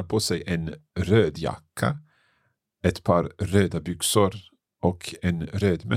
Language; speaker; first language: Swedish; non-native, learner; English